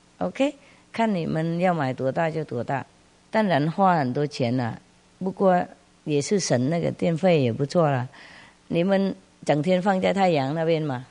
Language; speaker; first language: Chinese; non-native, fluent; Vietnamese